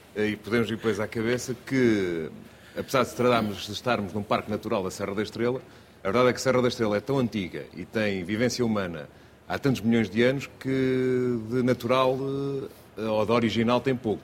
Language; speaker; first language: Portuguese; native; Portuguese